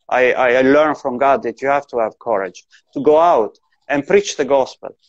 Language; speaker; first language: English; non-native, fluent; Italian